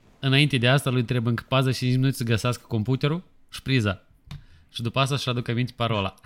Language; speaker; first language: Romanian; non-native, local second language; Russian